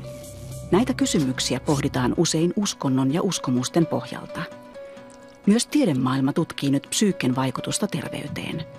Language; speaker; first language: Finnish; native; Finnish